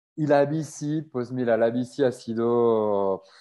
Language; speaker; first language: Spanish; non-native, fluent; French